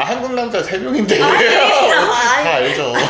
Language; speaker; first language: Korean; native; Korean